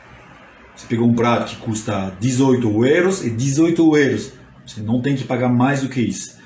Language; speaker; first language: Portuguese; non-native, fluent; French